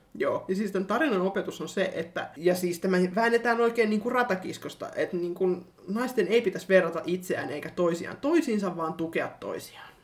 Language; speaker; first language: Finnish; native; Finnish